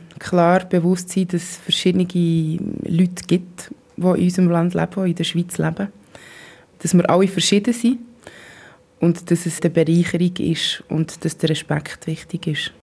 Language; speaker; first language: German; native; German